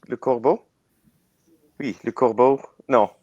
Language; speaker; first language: French; non-native, learner; English